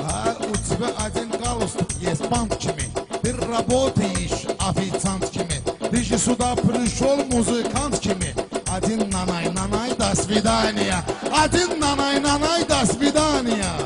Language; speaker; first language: Russian; non-native, learner; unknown